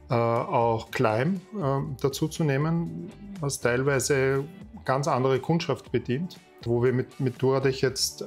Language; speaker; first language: German; native; German